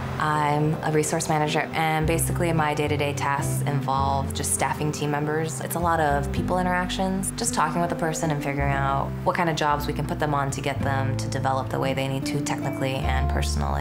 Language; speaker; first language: English; native; English